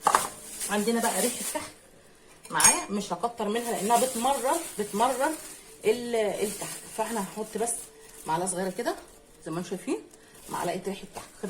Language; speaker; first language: Arabic; native; Arabic